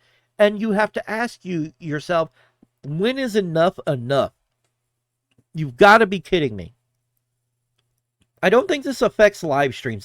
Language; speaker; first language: English; native; English